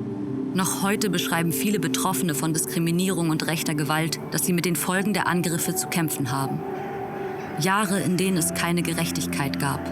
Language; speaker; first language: German; native; German